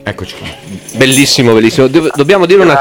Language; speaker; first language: Italian; native; Italian